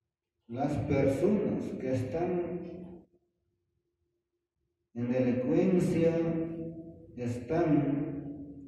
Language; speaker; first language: Spanish; non-native, fluent; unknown